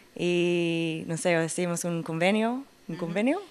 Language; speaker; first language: Spanish; non-native, learner; English